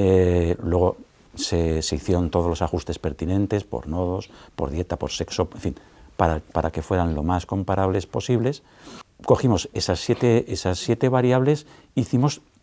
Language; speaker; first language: Spanish; native; Spanish